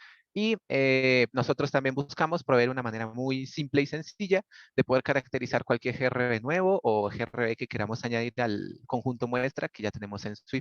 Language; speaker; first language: Spanish; native; Spanish